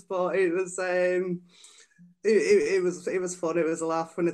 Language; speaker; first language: English; native; English